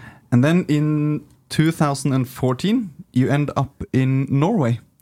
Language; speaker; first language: English; non-native, fluent; Norwegian